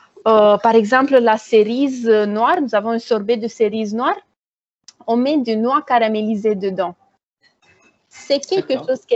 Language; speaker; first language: French; non-native, fluent; Romanian